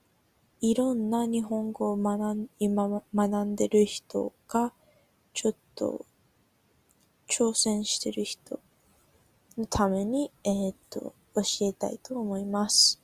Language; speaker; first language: Japanese; non-native, learner; English